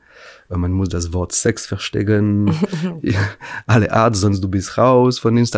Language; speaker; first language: German; non-native, fluent; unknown